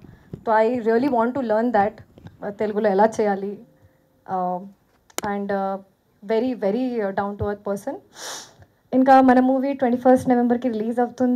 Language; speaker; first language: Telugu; non-native, fluent; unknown